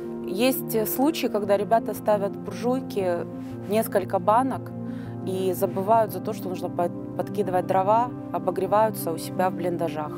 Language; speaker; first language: Russian; native; Russian